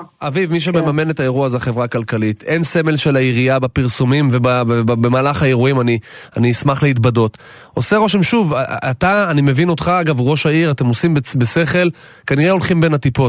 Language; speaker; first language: Hebrew; native; Hebrew